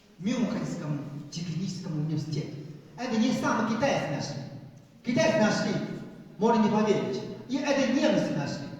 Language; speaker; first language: Russian; non-native, fluent; Chinese